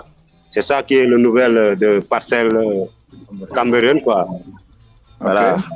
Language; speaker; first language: French; non-native, local second language; Wolof